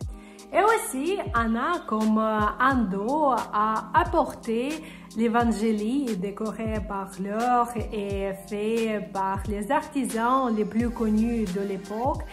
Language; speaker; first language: French; non-native, fluent; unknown